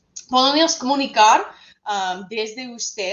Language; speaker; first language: Spanish; non-native, fluent; English